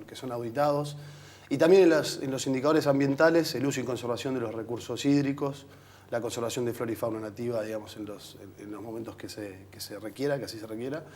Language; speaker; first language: Spanish; native; Spanish